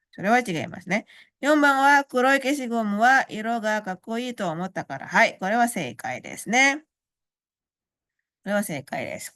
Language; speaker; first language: Japanese; non-native, fluent; Indonesian